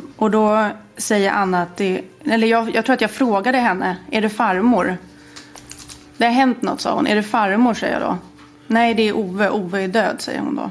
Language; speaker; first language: Swedish; native; Swedish